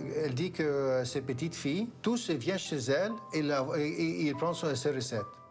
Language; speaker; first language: French; non-native, fluent; Greek